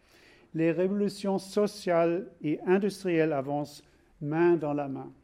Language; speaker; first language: French; non-native, fluent; German